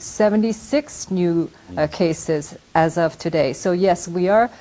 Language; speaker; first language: English; non-native, fluent; Korean